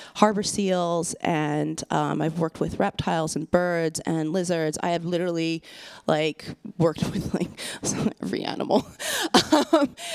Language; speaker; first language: English; native; English